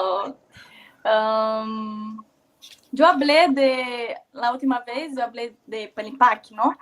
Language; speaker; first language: Spanish; non-native, learner; Portuguese